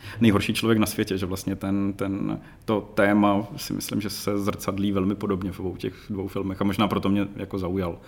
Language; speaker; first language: Czech; native; Czech